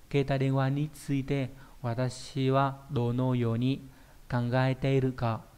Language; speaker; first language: Japanese; non-native, fluent; Vietnamese